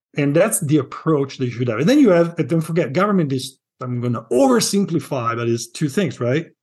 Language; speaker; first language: English; non-native, fluent; Italian